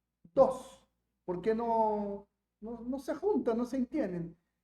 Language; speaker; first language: Spanish; non-native, fluent; Portuguese